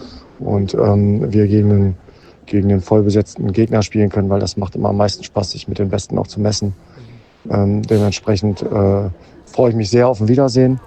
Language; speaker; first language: German; native; German